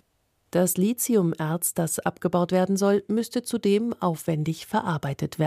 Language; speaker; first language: German; native; German